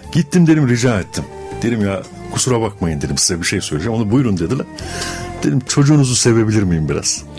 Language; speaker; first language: Turkish; native; Turkish